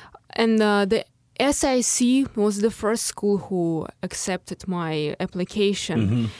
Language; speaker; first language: English; non-native, fluent; Russian